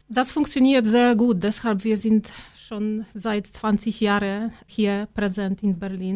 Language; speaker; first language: German; non-native, fluent; Polish